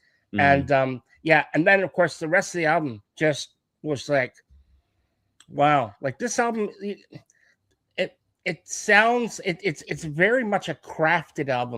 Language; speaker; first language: English; native; English